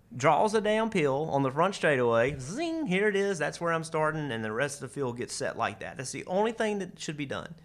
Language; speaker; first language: English; native; English